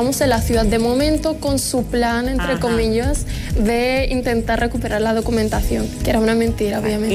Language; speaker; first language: Spanish; early bilingual, other home language; Arabic